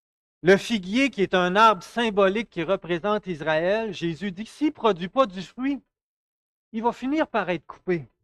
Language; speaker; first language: French; native; French